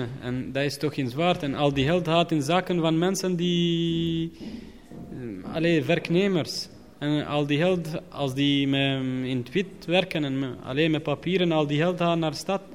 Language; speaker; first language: Dutch; non-native, learner; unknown